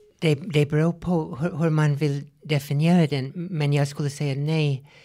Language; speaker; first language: Swedish; non-native, fluent; English